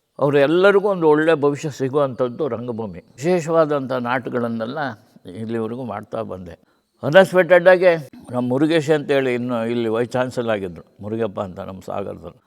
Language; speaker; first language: Kannada; native; Kannada